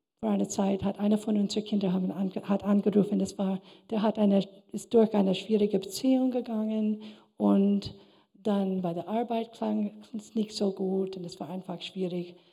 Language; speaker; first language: German; non-native, fluent; English